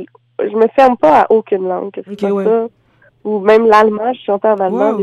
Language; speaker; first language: French; native; French